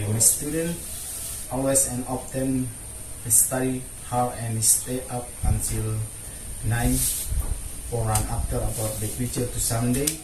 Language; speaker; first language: English; non-native, learner; Indonesian